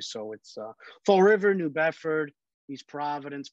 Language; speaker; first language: English; early bilingual, other home language; Portuguese